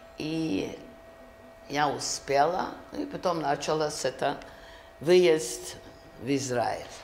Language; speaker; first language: Russian; early bilingual, other home language; Yiddish